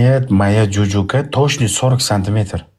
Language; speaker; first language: Russian; non-native, learner; Uzbek